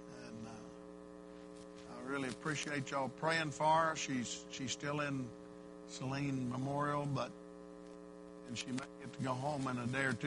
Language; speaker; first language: English; native; English